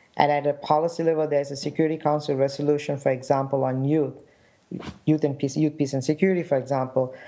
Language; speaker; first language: English; non-native, local second language; Sinhala